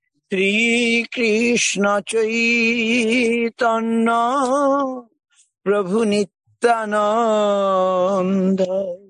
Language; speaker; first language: English; non-native, local second language; Bangla